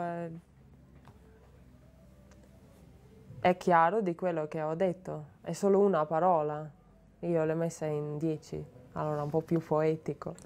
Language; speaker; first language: Italian; non-native, learner; Slovenian